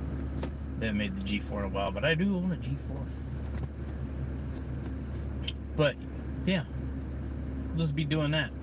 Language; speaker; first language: English; native; English